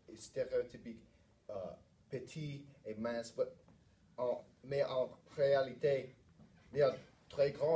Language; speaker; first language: French; non-native, learner; English